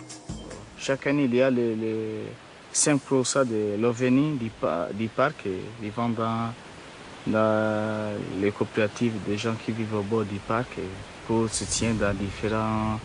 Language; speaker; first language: French; non-native, local second language; Kinyarwanda